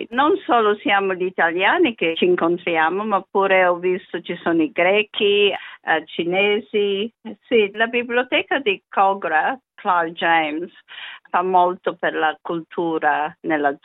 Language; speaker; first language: Italian; early bilingual, other home language; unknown